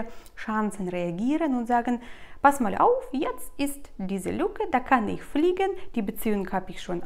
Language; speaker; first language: German; non-native, fluent; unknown